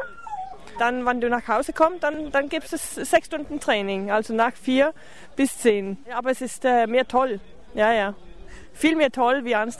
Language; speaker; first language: German; non-native, learner; Swedish